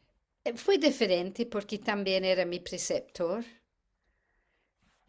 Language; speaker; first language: Spanish; non-native, fluent; English